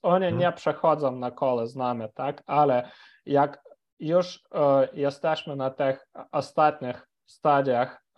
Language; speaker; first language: Polish; non-native, fluent; Ukrainian